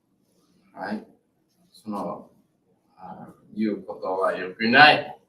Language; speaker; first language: Japanese; non-native, learner; English